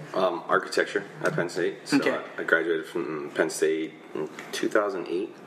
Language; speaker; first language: English; native; English